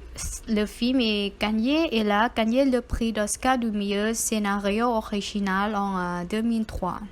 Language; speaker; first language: French; non-native, learner; Thai